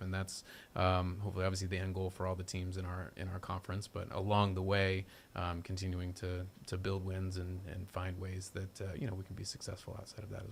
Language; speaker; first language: English; native; English